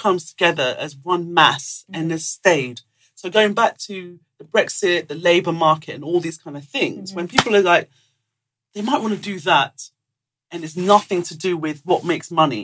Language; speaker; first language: English; non-native, local second language; Yoruba